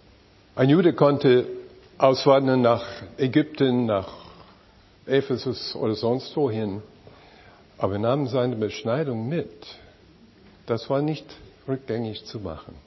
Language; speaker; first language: German; non-native, fluent; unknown